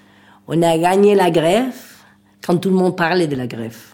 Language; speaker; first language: French; non-native, fluent; Spanish